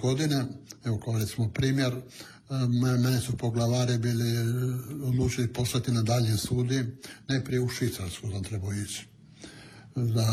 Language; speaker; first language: Serbian; non-native, local second language; Italian